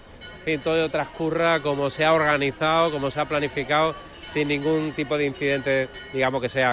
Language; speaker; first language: Spanish; native; Spanish